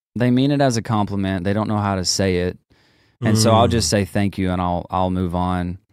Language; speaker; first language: English; native; English